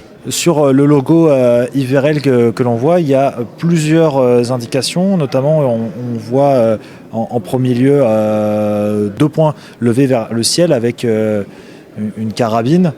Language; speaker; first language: French; native; French